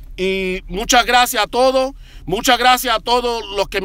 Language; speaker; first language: Spanish; early bilingual, heritage; Spanish